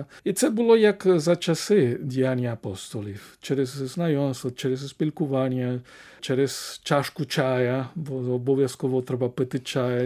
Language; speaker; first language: Ukrainian; non-native, fluent; Spanish